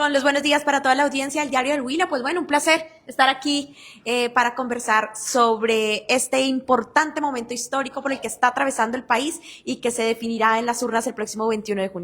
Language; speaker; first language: Spanish; native; Spanish